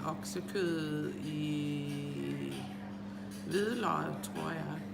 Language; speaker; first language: Danish; non-native, local second language; Kalaallisut